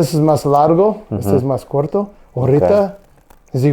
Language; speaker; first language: Spanish; non-native, learner; English